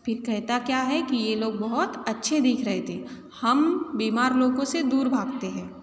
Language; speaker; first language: Hindi; non-native, local second language; Marathi